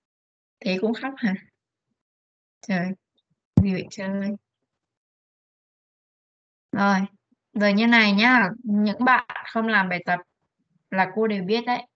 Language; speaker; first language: Vietnamese; native; Vietnamese